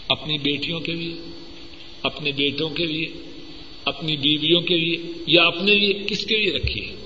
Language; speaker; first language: Urdu; non-native, local second language; Punjabi